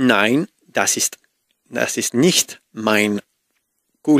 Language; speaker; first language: German; non-native, learner; Spanish